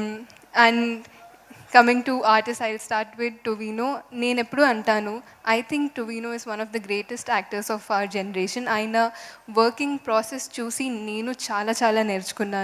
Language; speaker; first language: Telugu; non-native, fluent; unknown